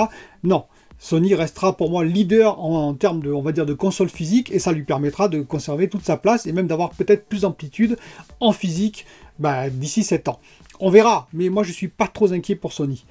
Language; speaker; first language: French; native; French